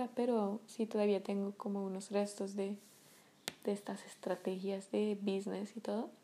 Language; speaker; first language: Spanish; non-native, fluent; French